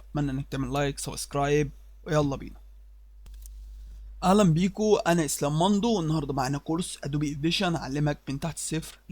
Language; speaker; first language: Arabic; native; Arabic